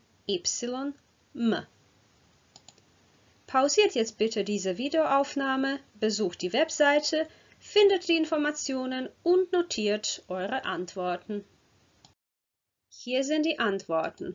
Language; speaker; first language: German; non-native, fluent; Croatian